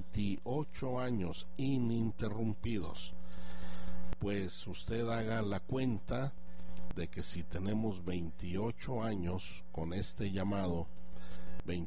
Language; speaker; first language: Spanish; native; Spanish